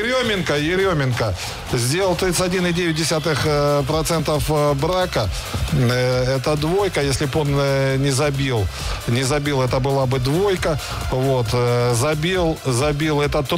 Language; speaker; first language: Russian; native; Russian